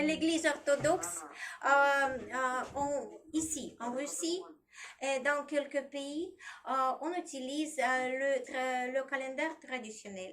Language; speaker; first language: French; non-native, learner; Russian